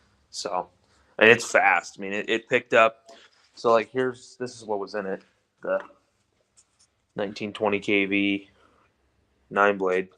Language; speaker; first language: English; native; English